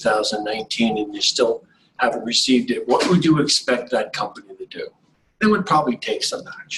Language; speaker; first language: English; native; English